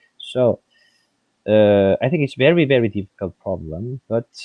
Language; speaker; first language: English; non-native, fluent; French